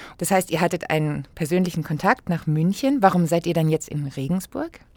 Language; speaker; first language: German; native; German